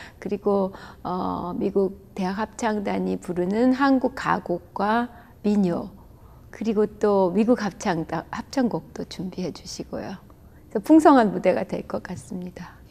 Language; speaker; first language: Korean; native; Korean